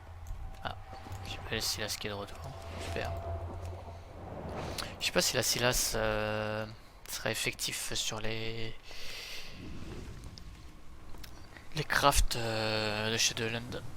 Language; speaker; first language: French; native; French